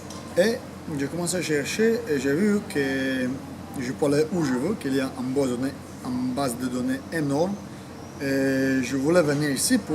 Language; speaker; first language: French; non-native, fluent; Croatian